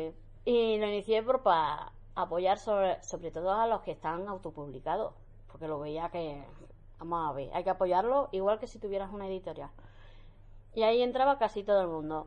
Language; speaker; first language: Spanish; native; Spanish